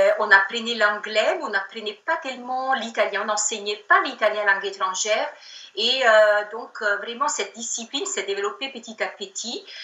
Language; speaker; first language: French; non-native, fluent; Italian